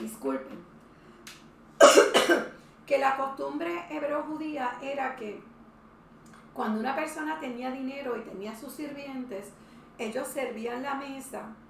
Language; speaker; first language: Spanish; native; Spanish